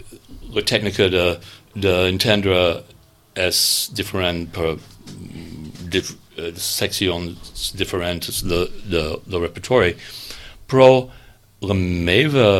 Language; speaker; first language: Catalan; non-native, learner; English